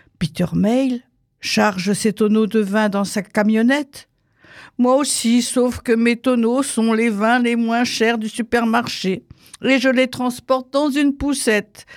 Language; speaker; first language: French; non-native, fluent; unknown